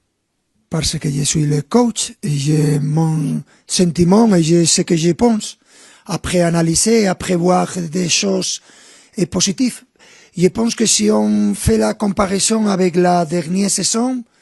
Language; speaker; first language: French; non-native, fluent; Spanish